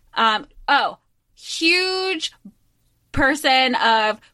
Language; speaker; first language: English; native; English